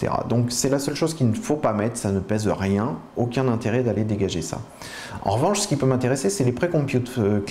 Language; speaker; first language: French; native; French